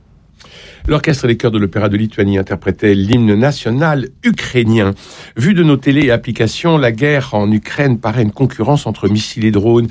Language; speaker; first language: French; native; French